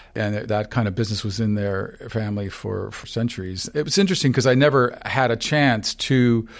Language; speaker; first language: English; non-native, fluent; Ukrainian